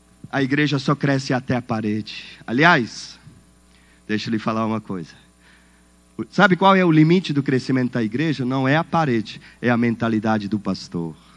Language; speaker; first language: Portuguese; non-native, fluent; German